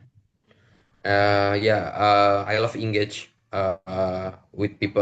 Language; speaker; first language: English; non-native, learner; Indonesian